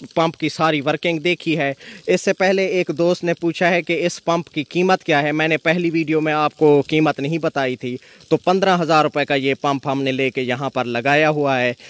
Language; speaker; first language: Urdu; non-native, local second language; Sindhi